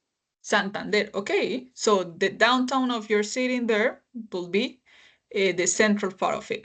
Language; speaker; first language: English; non-native, fluent; Spanish